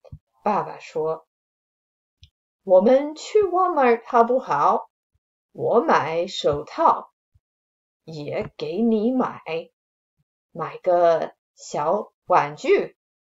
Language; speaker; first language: Chinese; non-native, fluent; English